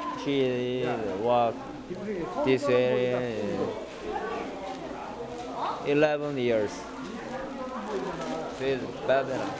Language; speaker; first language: English; non-native, learner; Korean